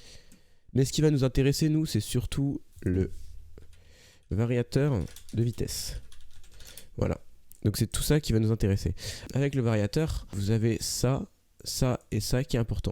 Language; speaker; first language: French; native; French